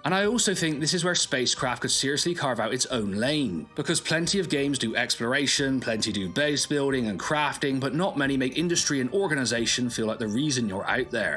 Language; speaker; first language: English; native; English